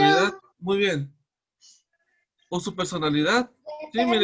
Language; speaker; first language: Spanish; native; Spanish